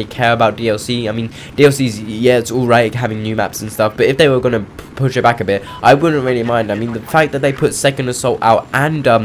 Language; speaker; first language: English; native; English